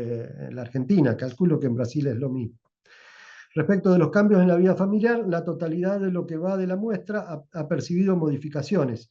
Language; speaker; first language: Spanish; native; Spanish